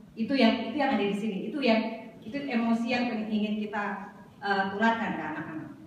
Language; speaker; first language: Indonesian; native; Indonesian